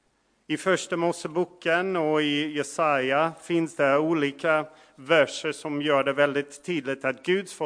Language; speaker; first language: Swedish; non-native, fluent; English